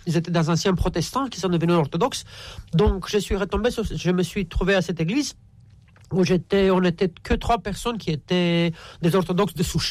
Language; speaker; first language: French; non-native, fluent; Romanian